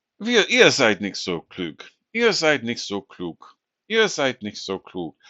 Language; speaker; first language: German; non-native, fluent; English